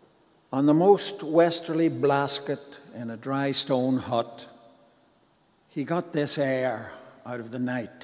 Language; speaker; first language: English; native; English